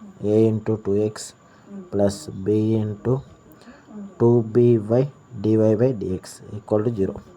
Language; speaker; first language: English; non-native, local second language; Telugu